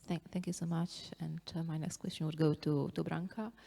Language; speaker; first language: English; non-native, fluent; Czech